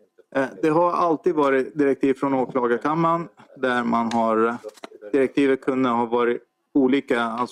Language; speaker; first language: Swedish; native; Swedish